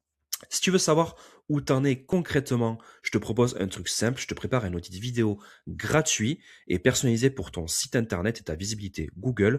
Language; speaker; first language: French; native; French